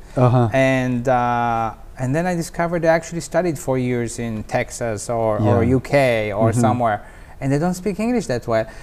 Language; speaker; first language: English; non-native, fluent; Hebrew